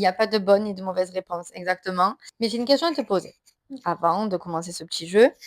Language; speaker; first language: French; native; French